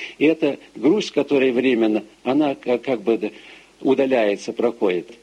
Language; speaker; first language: Russian; early bilingual, heritage; Russian